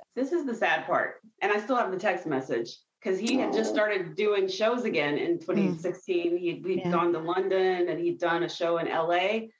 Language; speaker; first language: English; native; English